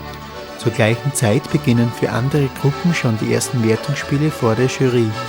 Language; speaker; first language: German; native; German